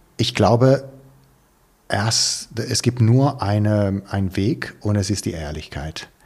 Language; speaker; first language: German; non-native, fluent; Italian